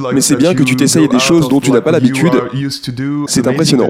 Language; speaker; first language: French; native; French